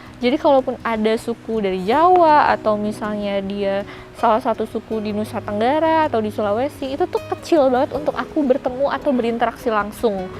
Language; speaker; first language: Indonesian; native; Indonesian